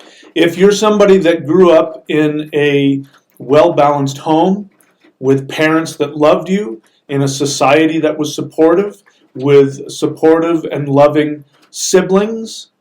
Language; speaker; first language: English; native; English